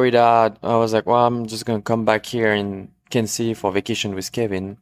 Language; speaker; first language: English; non-native, fluent; French